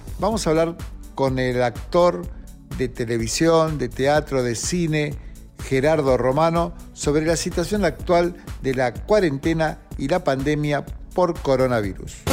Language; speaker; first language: Spanish; native; Spanish